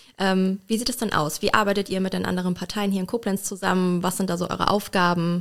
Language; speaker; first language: German; native; German